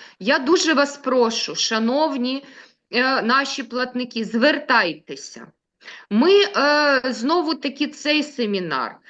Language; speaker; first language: Ukrainian; native; Ukrainian